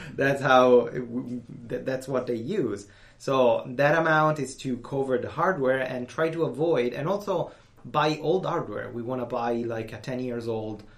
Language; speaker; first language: English; non-native, fluent; Italian